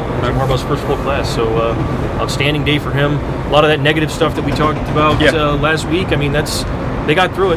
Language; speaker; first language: English; native; English